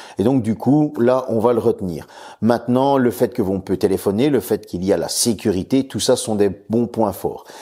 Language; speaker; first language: French; native; French